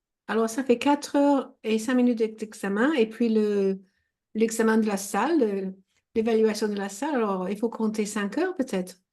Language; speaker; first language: French; non-native, fluent; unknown